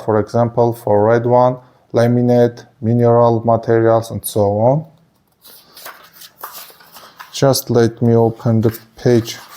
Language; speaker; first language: English; non-native, fluent; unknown